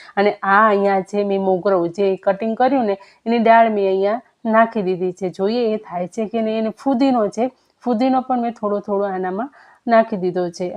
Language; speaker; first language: Gujarati; non-native, local second language; Kachhi